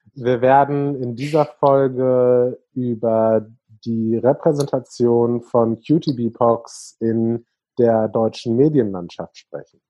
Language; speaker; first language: German; native; German